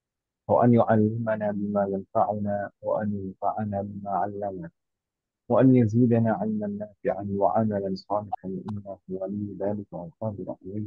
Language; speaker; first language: Arabic; non-native, fluent; Indonesian